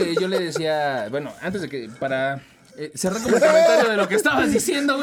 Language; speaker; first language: Spanish; native; Spanish